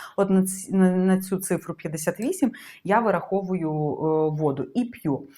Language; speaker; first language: Ukrainian; non-native, local second language; Russian